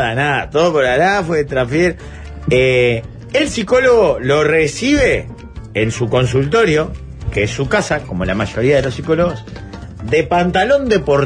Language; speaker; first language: Spanish; native; Spanish